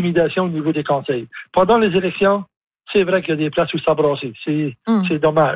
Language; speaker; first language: French; native; French